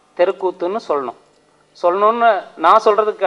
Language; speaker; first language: Tamil; native; Tamil